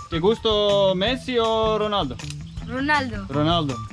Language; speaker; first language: Spanish; non-native, learner; Serbian